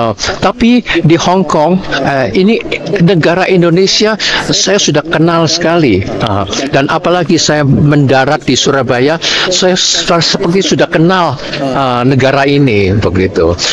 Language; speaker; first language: Indonesian; non-native, learner; Cantonese